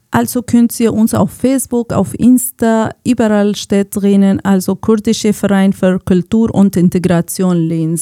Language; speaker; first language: German; non-native, fluent; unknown